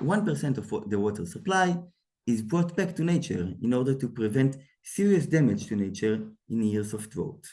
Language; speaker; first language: English; non-native, fluent; Hebrew